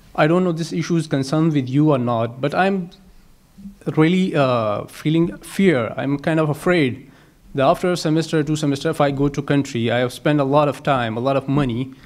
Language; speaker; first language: English; non-native, local second language; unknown